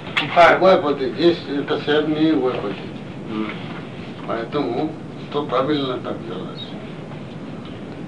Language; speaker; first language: Russian; non-native, learner; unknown